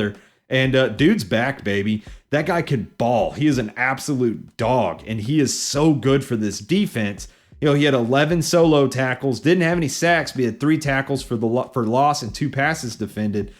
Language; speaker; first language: English; native; English